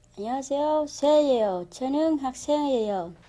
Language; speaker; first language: Korean; non-native, learner; Vietnamese